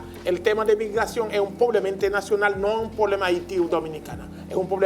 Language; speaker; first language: Spanish; non-native, learner; Haitian Creole